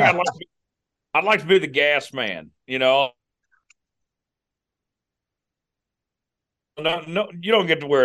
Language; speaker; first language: English; native; English